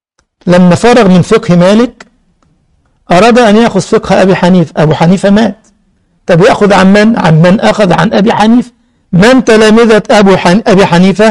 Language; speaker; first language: Arabic; native; Arabic